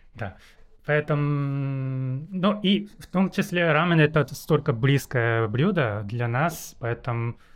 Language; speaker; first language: Russian; non-native, fluent; Japanese